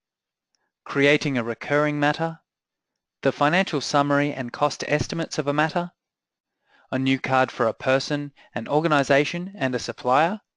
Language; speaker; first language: English; native; English